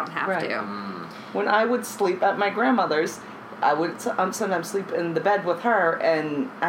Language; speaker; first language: English; native; English